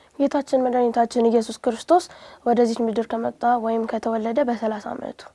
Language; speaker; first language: Amharic; native; Amharic